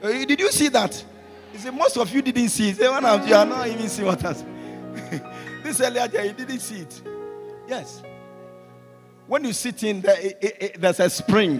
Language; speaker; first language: English; non-native, local second language; Ga